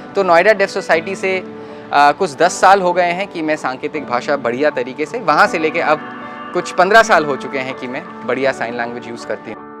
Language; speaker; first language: Hindi; native; Hindi